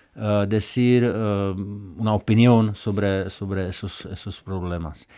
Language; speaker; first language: Spanish; non-native, fluent; Czech